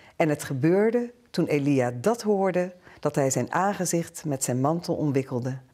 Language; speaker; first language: Dutch; native; Dutch